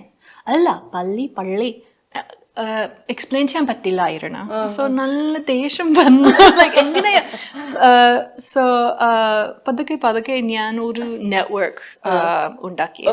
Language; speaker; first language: Malayalam; non-native, learner; English